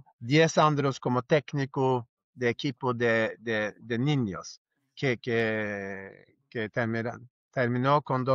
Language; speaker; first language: Spanish; non-native, fluent; Norwegian